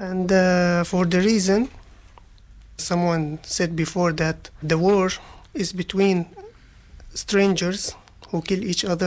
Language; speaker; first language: English; non-native, fluent; Arabic